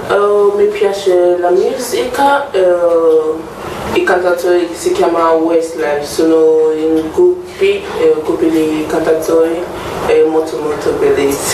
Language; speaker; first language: Italian; non-native, learner; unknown